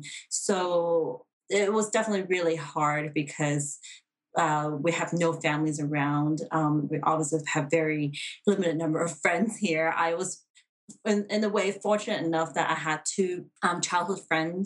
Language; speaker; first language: English; non-native, local second language; Cantonese